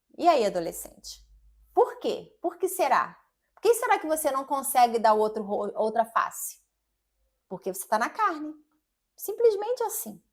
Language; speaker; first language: Portuguese; native; Portuguese